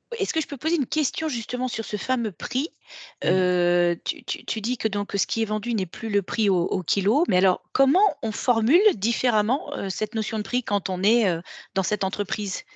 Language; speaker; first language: French; native; French